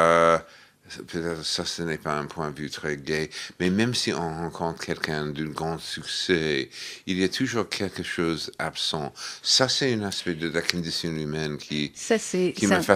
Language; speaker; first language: French; non-native, fluent; English